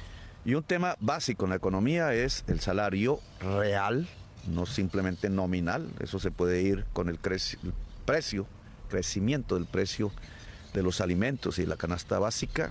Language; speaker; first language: Spanish; native; Spanish